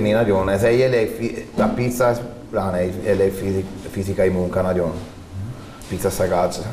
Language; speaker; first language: Hungarian; non-native, learner; Italian